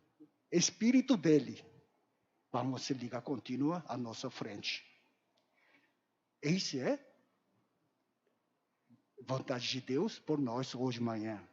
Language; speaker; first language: Portuguese; non-native, learner; Korean